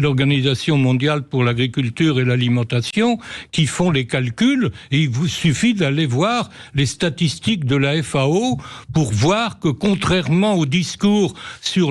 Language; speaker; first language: French; native; French